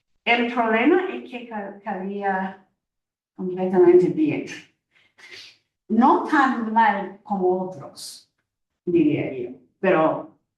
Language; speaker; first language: Spanish; non-native, fluent; English